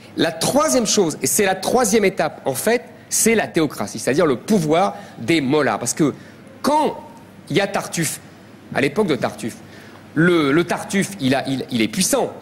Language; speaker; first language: French; native; French